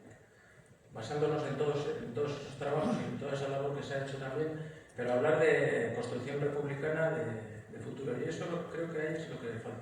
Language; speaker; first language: Spanish; native; Spanish